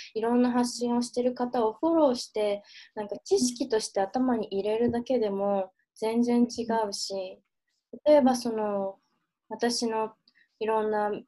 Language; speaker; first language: Japanese; early bilingual, heritage; Japanese